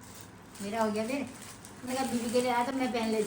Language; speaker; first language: Hindi; native; Hindi